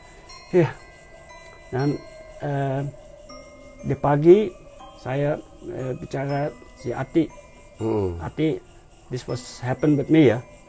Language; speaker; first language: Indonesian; non-native, learner; Dutch